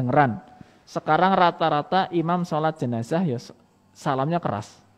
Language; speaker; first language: Indonesian; non-native, local second language; Javanese